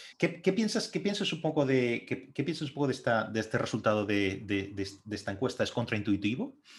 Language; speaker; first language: Spanish; native; Spanish